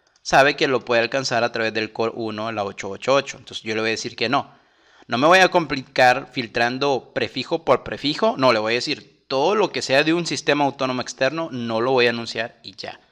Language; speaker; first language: Spanish; native; Spanish